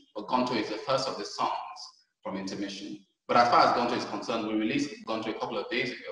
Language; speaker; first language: English; native; English